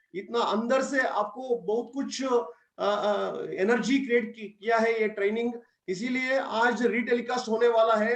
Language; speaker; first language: Hindi; non-native, local second language; Kannada